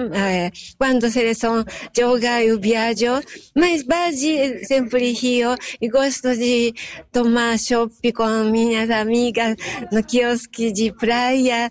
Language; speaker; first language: Portuguese; non-native, fluent; Japanese